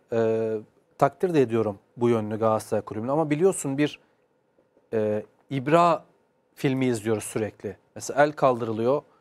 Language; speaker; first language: Turkish; native; Turkish